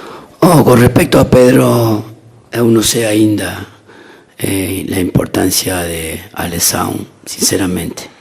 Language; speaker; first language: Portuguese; non-native, learner; Spanish